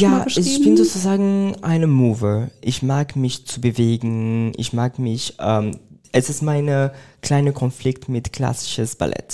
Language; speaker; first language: German; non-native, fluent; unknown